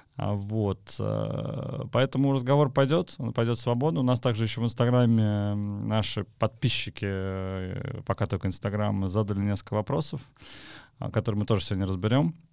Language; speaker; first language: Russian; native; Russian